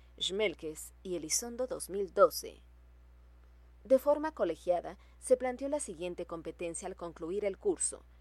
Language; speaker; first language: Spanish; native; Spanish